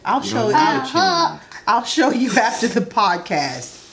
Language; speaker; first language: English; native; English